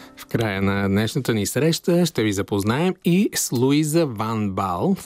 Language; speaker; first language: Bulgarian; native; Bulgarian